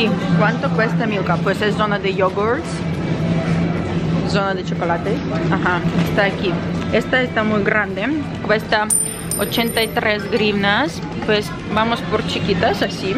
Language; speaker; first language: Spanish; non-native, fluent; Ukrainian